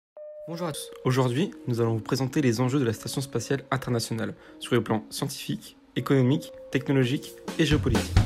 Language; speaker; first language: French; native; French